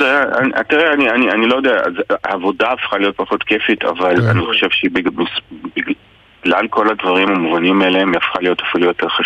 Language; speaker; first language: Hebrew; native; Hebrew